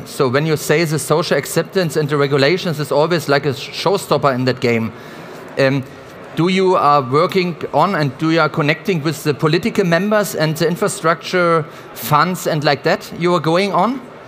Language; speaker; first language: English; non-native, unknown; German